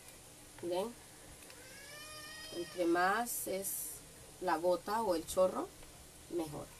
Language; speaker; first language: Spanish; native; Spanish